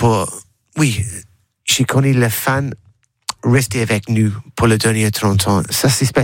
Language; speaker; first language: French; non-native, learner; English